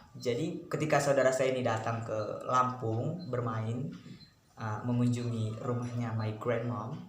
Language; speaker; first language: Indonesian; native; Indonesian